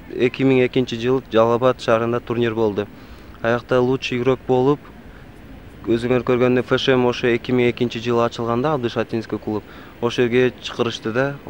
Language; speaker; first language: Kyrgyz; non-native, local second language; Tajik